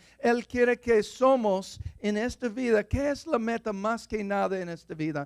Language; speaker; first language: Spanish; non-native, fluent; English